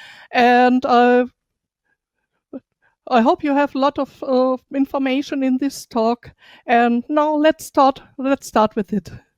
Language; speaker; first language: English; non-native, fluent; German